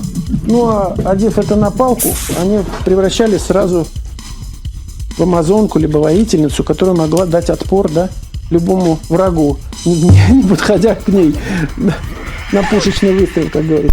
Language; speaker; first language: Russian; native; Russian